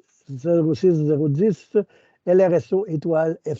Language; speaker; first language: French; native; French